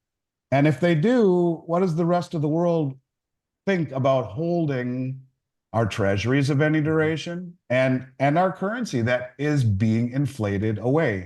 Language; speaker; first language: English; native; English